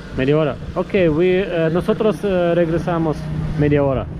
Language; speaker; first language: Spanish; non-native, learner; Polish